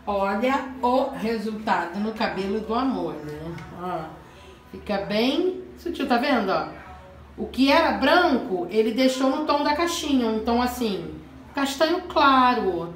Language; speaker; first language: Portuguese; native; Portuguese